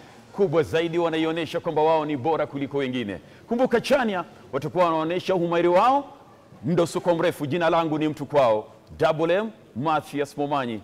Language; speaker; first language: Swahili; non-native, local second language; Gusii